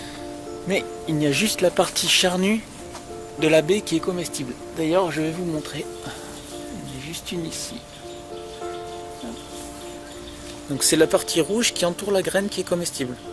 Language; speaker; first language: French; native; French